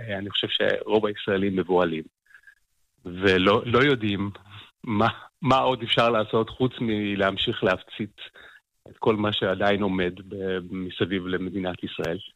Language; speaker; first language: Hebrew; early bilingual, other home language; English